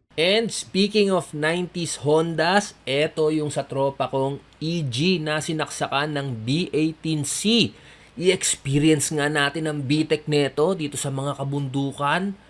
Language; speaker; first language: Filipino; native; Filipino